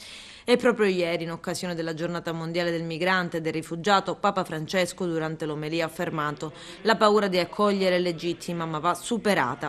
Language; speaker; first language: Italian; native; Italian